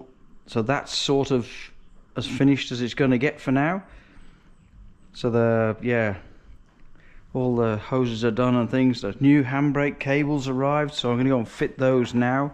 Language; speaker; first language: English; native; English